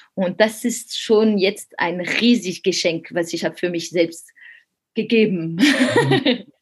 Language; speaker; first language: German; non-native, fluent; French